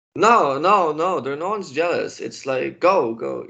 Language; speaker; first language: English; non-native, fluent; Polish